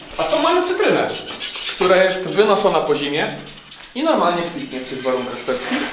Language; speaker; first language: Polish; non-native, fluent; Serbian